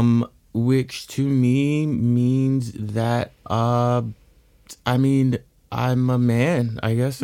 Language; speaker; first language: English; native; English